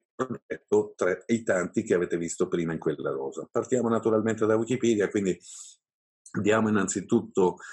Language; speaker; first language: Italian; native; Italian